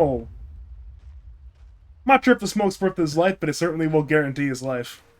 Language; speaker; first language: English; native; English